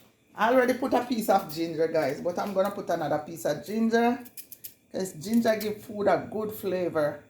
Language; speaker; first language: English; non-native, local second language; Jamaican Creole English